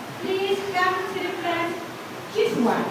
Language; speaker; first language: English; non-native, learner; Indonesian